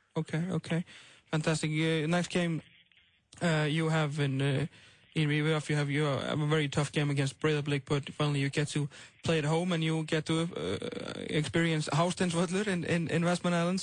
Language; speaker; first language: English; non-native, fluent; Icelandic